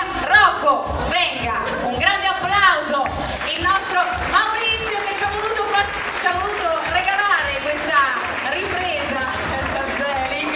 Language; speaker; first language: Italian; native; Italian